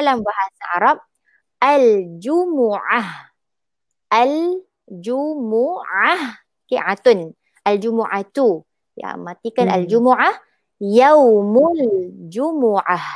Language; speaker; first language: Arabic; non-native, fluent; Malay